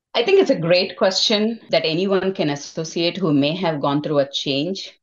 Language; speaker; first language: English; non-native, local second language; Telugu